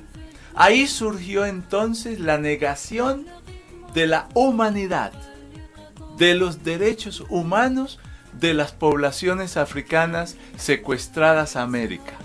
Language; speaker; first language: Spanish; native; Spanish